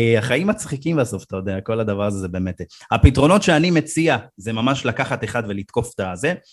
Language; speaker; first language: Hebrew; early bilingual, other home language; Amharic